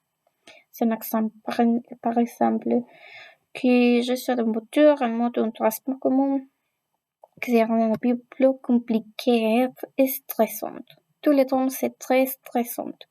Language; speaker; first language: French; non-native, learner; Spanish